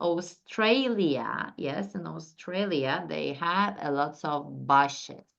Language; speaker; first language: English; non-native, fluent; Turkish